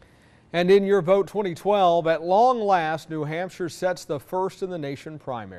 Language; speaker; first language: English; native; English